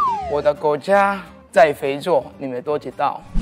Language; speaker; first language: Chinese; non-native, learner; Rundi